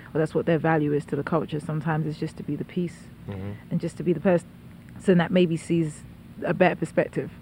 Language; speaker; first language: English; native; English